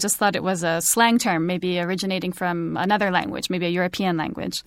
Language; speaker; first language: English; native; English